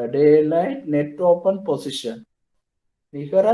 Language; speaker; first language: English; non-native, local second language; Tamil